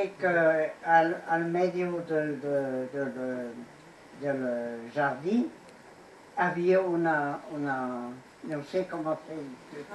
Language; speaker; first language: Spanish; non-native, fluent; French